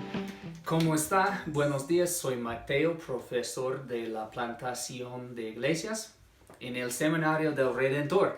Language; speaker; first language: Spanish; non-native, fluent; English